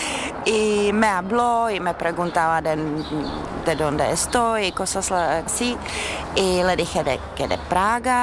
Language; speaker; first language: Spanish; non-native, learner; Czech